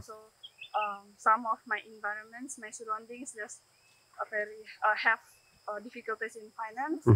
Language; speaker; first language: English; non-native, learner; Indonesian